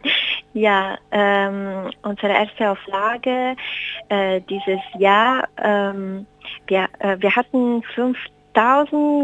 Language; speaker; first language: German; non-native, fluent; Spanish